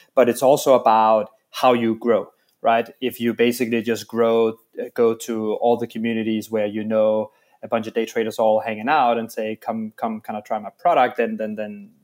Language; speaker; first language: English; non-native, fluent; Danish